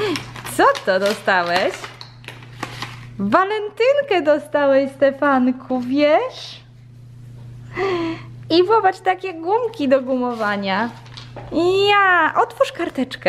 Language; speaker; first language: Polish; native; Polish